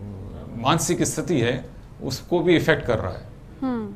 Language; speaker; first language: Hindi; native; Hindi